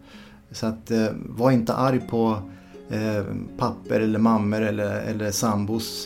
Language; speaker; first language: Swedish; native; Swedish